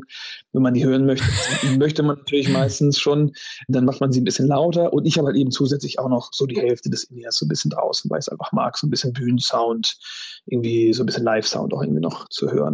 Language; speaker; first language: German; native; German